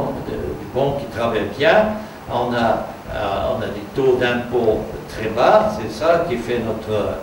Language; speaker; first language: French; non-native, fluent; German